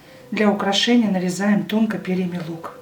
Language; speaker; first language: Russian; native; Russian